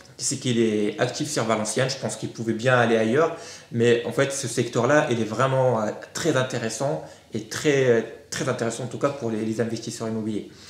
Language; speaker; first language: French; non-native, local second language; Arabic